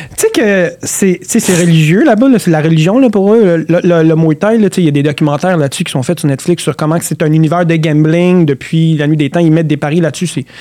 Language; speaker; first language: French; early bilingual, other home language; Arabic